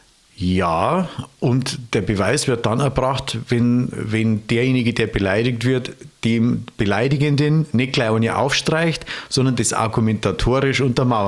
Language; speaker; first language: German; native; German